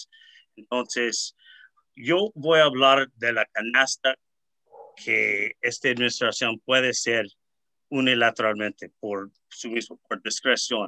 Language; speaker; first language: Spanish; early bilingual, heritage; Spanish